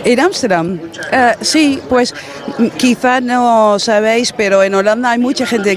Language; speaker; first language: Spanish; non-native, fluent; Dutch